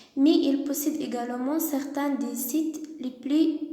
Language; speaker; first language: French; non-native, local second language; Arabic